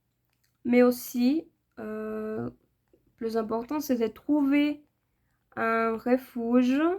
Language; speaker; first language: French; non-native, learner; Spanish